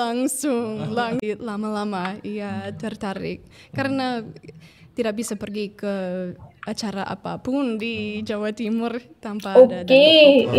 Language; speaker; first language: Indonesian; non-native, fluent; English